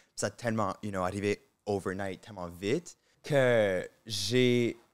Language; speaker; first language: French; native; French